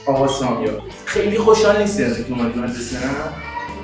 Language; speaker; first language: Persian; native; Persian